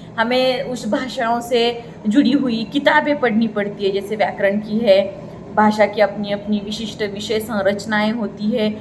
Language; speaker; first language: Hindi; non-native, local second language; Marathi